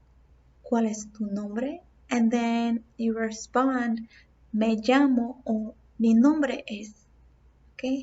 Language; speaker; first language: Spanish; non-native, fluent; English